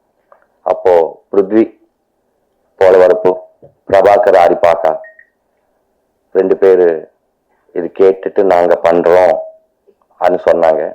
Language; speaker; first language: Tamil; non-native, learner; Telugu